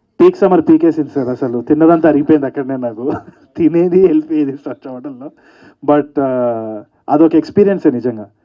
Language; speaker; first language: Telugu; native; Telugu